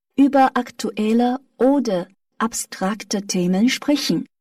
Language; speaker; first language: German; non-native, fluent; Chinese